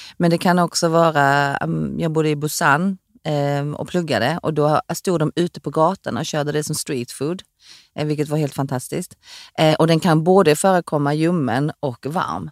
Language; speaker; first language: Swedish; early bilingual, other home language; Korean